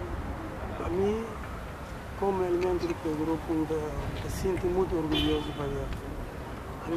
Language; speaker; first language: Portuguese; non-native, local second language; Upper Guinea Crioulo